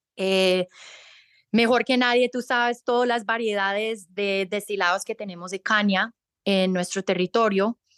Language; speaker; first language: Spanish; native; Spanish